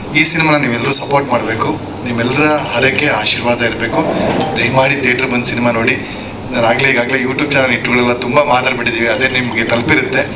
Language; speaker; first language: Kannada; native; Kannada